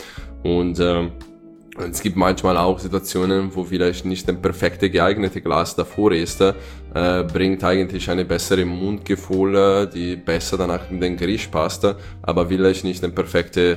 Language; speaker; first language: German; non-native, fluent; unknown